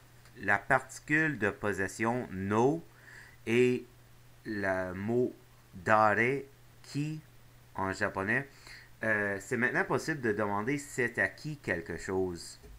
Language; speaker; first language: French; non-native, local second language; English